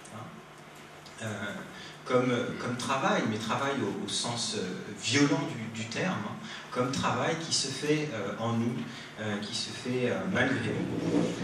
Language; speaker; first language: French; native; French